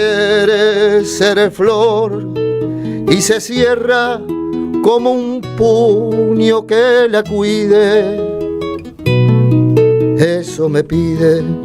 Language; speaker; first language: Spanish; native; Spanish